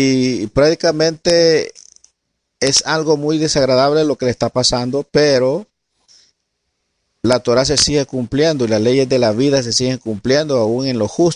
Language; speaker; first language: Spanish; native; Spanish